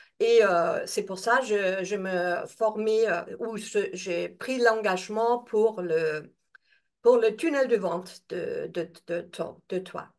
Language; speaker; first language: French; non-native, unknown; German